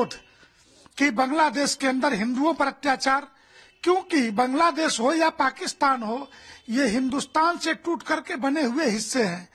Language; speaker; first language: Hindi; native; Hindi